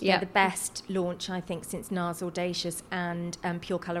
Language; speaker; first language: English; native; English